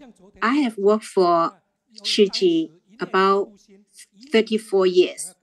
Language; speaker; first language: English; non-native, learner; Chinese